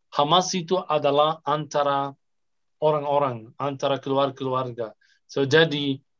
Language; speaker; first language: Indonesian; non-native, fluent; Arabic